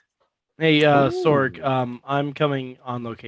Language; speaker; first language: English; native; English